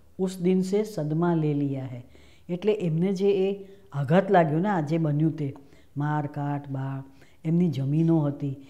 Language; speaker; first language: Gujarati; native; Gujarati